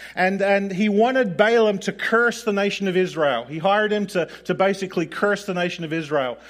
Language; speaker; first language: English; native; English